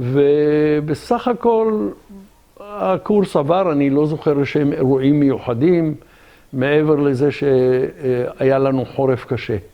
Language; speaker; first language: Hebrew; early bilingual, other home language; Arabic